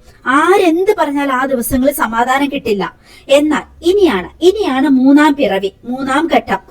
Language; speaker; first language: Malayalam; native; Malayalam